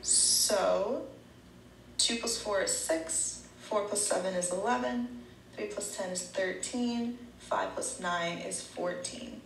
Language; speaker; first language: English; native; English